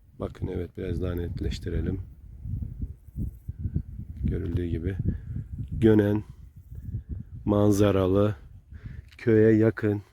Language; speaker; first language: Turkish; native; Turkish